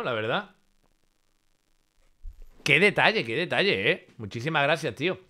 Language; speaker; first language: Spanish; native; Spanish